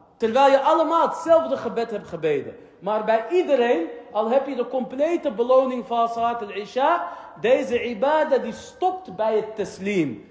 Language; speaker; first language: Dutch; early bilingual, other home language; Arabic